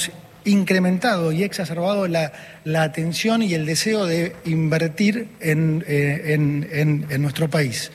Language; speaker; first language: Spanish; native; Spanish